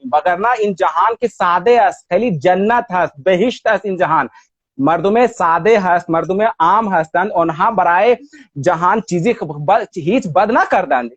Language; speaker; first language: Persian; non-native, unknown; Hindi